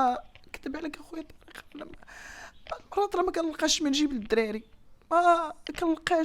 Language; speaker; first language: Arabic; native; Arabic